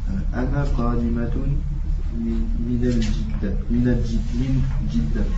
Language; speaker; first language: Arabic; non-native, learner; French